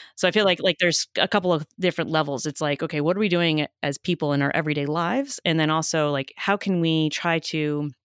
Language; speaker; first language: English; native; English